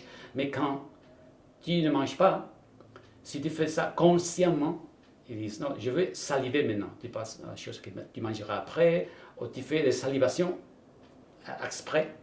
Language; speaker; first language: French; non-native, fluent; Spanish